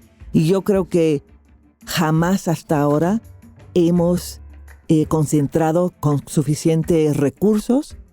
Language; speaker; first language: Spanish; non-native, fluent; English